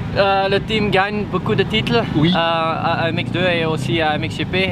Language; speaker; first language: French; non-native, learner; Dutch